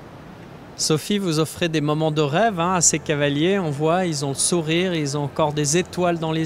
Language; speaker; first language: French; native; French